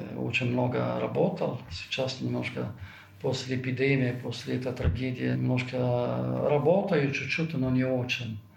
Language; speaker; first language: Russian; non-native, fluent; Italian